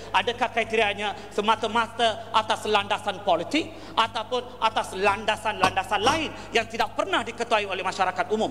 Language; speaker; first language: Malay; non-native, local second language; Tamil